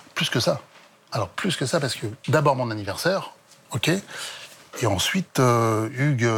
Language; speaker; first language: French; native; French